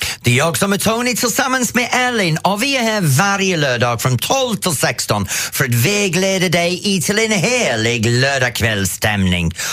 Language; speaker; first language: Swedish; non-native, fluent; English